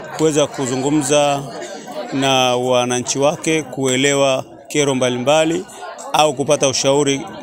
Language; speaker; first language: Swahili; native; Swahili